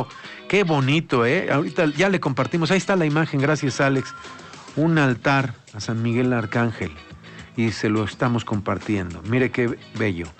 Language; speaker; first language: Spanish; native; Spanish